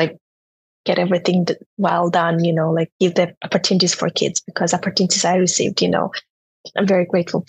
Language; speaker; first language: English; non-native, fluent; Turkmen